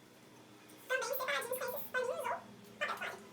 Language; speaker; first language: Portuguese; native; Portuguese